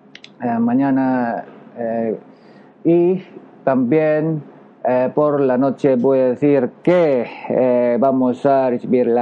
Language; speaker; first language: Spanish; non-native, learner; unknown